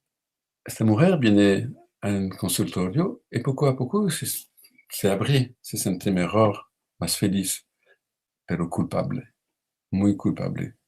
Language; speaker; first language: Spanish; non-native, learner; French